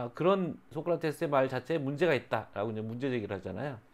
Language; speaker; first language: Korean; native; Korean